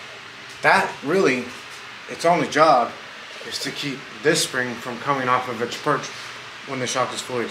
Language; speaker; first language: English; native; English